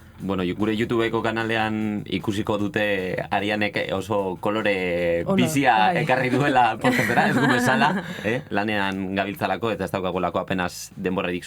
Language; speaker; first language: Basque; native; Basque